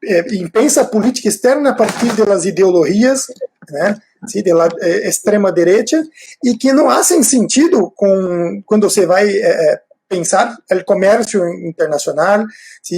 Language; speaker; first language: Spanish; non-native, fluent; Portuguese